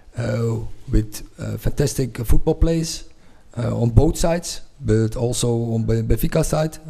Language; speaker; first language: English; non-native, fluent; Dutch